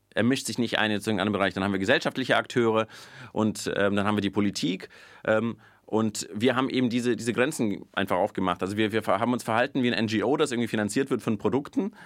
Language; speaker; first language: German; early bilingual, other home language; Russian